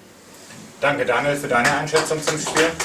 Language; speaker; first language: German; native; German